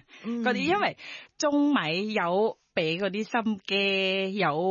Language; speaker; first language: Cantonese; non-native, fluent; Thai